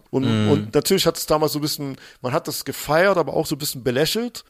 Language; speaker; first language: German; native; German